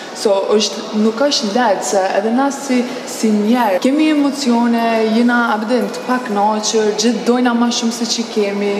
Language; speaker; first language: Albanian; early bilingual, heritage; Albanian